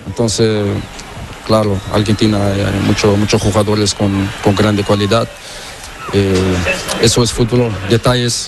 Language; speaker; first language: Spanish; non-native, learner; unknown